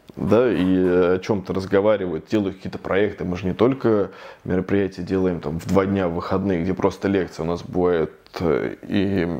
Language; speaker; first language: Russian; native; Russian